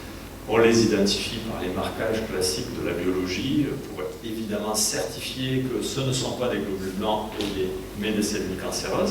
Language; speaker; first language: French; native; French